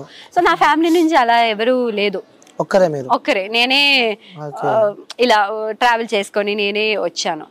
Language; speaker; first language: Telugu; non-native, fluent; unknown